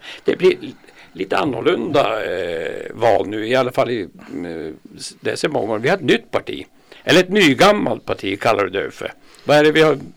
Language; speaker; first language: Swedish; native; Swedish